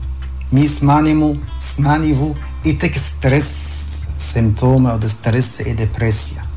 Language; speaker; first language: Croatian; non-native, fluent; Arabic